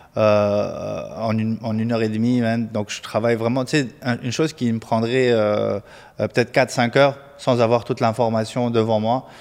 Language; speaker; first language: French; non-native, local second language; Arabic